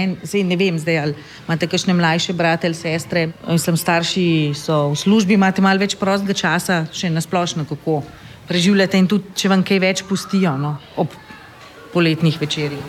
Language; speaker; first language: Slovenian; native; Slovenian